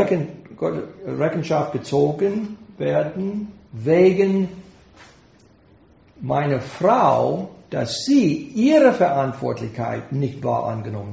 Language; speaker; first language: German; non-native, fluent; English